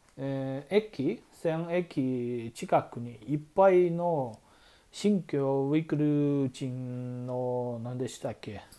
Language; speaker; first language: Japanese; non-native, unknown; Chinese